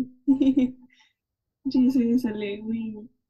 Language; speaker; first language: French; non-native, learner; Spanish